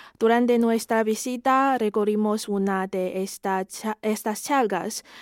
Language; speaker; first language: Spanish; non-native, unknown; Chinese